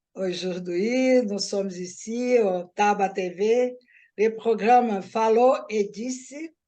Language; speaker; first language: French; non-native, learner; Portuguese